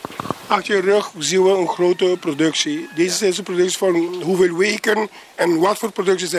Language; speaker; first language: Dutch; non-native, local second language; Papiamento